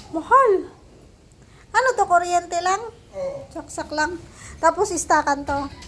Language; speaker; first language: Filipino; native; Filipino